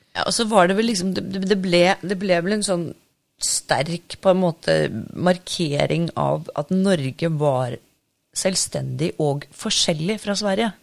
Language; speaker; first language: Norwegian; native; Norwegian